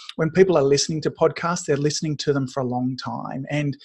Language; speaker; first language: English; native; English